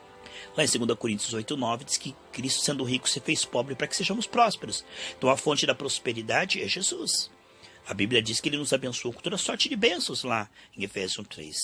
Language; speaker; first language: Portuguese; native; Portuguese